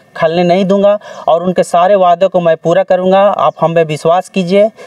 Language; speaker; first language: Hindi; native; Hindi